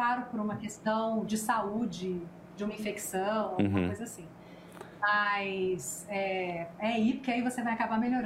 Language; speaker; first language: Portuguese; native; Portuguese